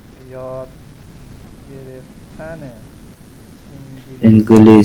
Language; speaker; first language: Persian; non-native, fluent; Urdu